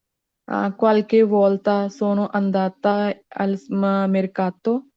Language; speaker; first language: Italian; non-native, learner; Punjabi